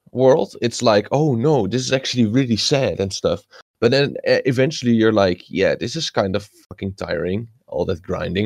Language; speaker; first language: English; non-native, fluent; Dutch